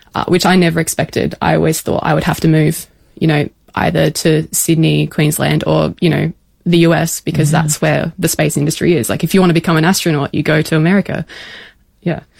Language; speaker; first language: English; native; English